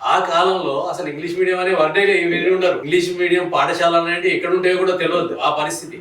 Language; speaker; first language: Telugu; native; Telugu